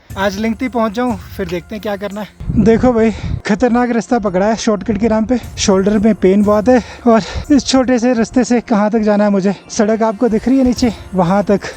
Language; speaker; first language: Hindi; native; Hindi